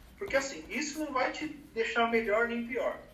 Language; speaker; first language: Portuguese; native; Portuguese